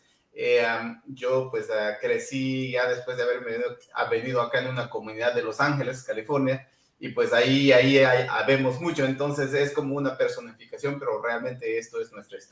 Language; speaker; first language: Spanish; non-native, local second language; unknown